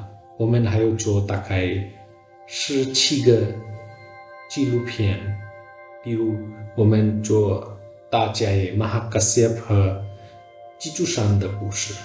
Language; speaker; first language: Chinese; non-native, learner; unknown